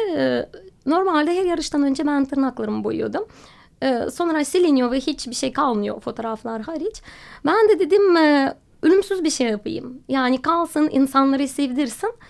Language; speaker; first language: Turkish; non-native, fluent; Russian